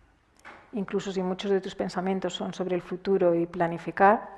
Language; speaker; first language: Spanish; native; Spanish